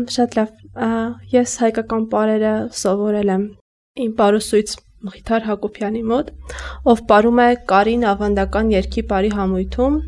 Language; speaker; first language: Armenian; native; Armenian